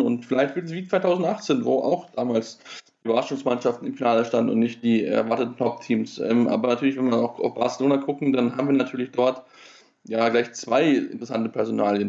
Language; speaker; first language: German; native; German